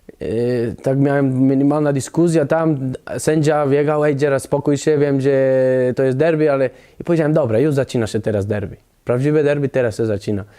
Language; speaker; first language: Polish; non-native, learner; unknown